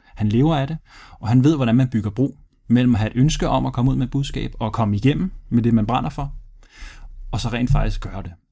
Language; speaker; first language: Danish; early bilingual, other home language; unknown